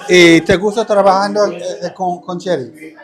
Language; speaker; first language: Spanish; non-native, learner; English